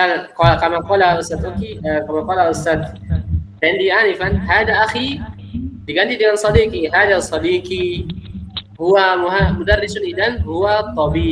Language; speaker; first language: Arabic; non-native, fluent; Indonesian